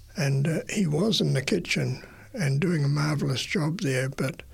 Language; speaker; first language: English; native; English